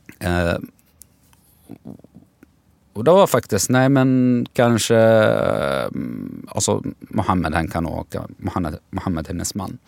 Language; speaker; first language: Swedish; non-native, fluent; Arabic